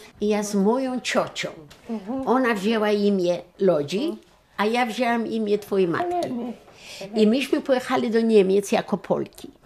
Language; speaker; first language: Polish; non-native, local second language; Yiddish